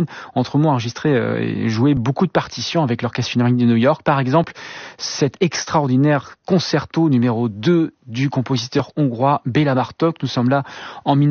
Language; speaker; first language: French; native; French